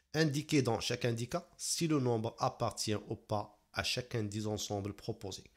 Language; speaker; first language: French; non-native, local second language; Arabic